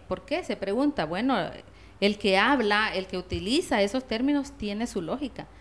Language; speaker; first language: Spanish; native; Spanish